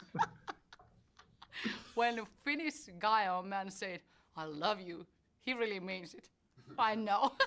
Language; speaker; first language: English; non-native, fluent; Finnish